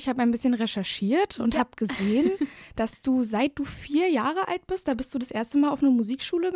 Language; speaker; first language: German; native; German